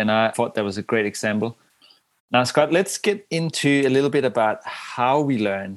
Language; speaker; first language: English; non-native, fluent; Danish